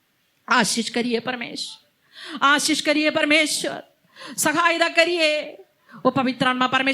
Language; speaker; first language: Hindi; non-native, local second language; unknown